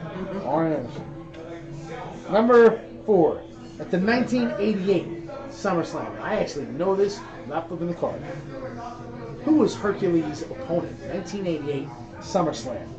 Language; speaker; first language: English; native; English